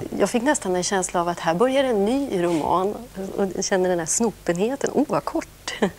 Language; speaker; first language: Swedish; native; Swedish